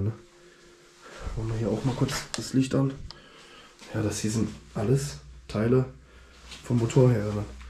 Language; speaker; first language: German; native; German